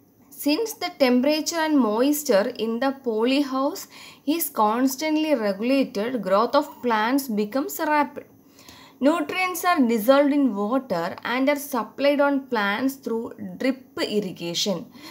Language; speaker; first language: English; non-native, local second language; Malayalam